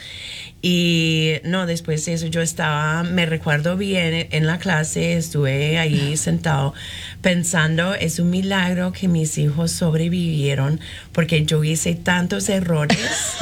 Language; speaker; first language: Spanish; non-native, fluent; English